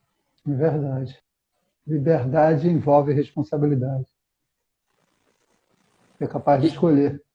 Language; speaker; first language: Portuguese; native; Portuguese